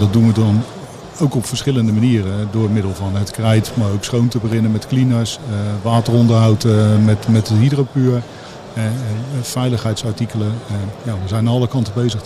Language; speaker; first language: Dutch; native; Dutch